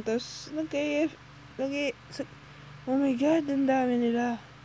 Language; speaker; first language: Filipino; native; Filipino